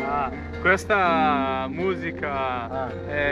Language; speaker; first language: Italian; non-native, learner; Portuguese